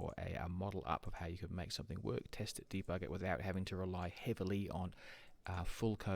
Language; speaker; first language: English; native; English